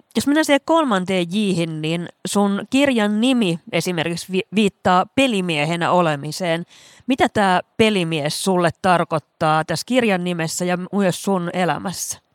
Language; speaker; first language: Finnish; native; Finnish